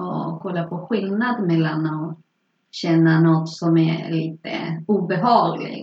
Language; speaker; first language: Swedish; non-native, fluent; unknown